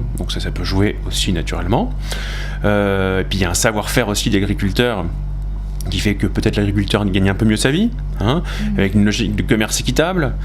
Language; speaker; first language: French; native; French